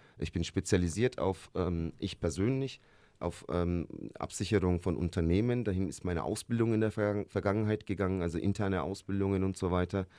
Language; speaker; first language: German; early bilingual, other home language; Turkish